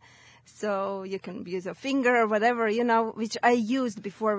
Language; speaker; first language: English; non-native, fluent; Latvian